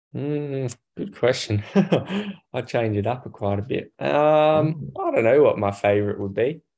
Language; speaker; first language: English; native; English